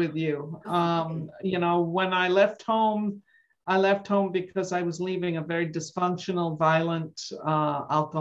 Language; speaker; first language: English; native; English